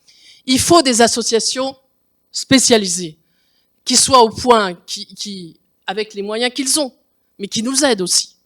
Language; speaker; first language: French; native; French